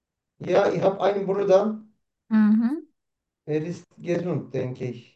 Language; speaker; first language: German; non-native, learner; Turkish